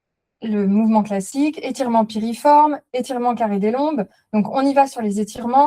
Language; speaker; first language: French; native; French